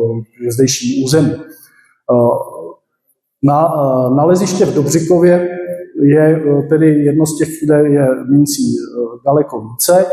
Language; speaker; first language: Czech; native; Czech